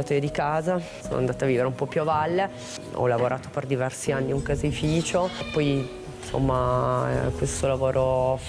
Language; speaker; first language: Italian; native; Italian